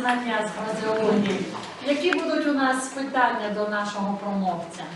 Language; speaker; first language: Ukrainian; native; Ukrainian